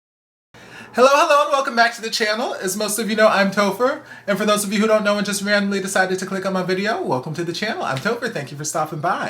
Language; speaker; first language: English; native; English